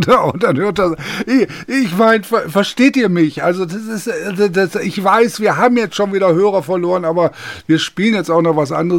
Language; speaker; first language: German; native; German